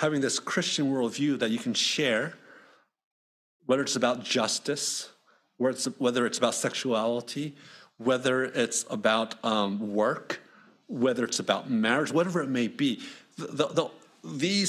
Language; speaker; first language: English; native; English